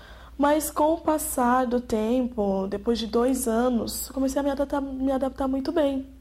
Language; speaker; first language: Portuguese; non-native, fluent; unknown